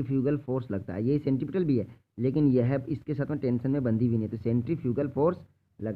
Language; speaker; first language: Hindi; native; Hindi